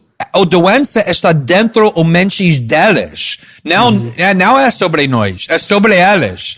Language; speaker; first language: Portuguese; non-native, fluent; English